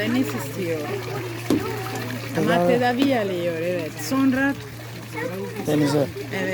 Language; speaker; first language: Turkish; non-native, learner; Spanish